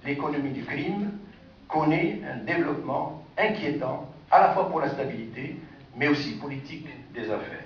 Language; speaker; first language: French; non-native, local second language; Arabic